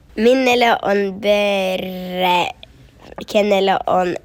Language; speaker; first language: Finnish; early bilingual, heritage; Finnish